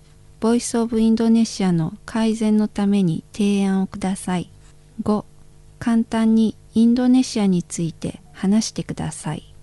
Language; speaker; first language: Japanese; non-native, fluent; Indonesian